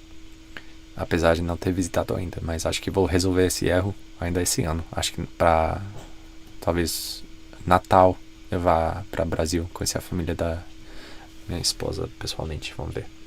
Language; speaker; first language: Portuguese; non-native, fluent; English